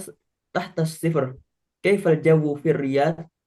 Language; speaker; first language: Arabic; non-native, learner; Indonesian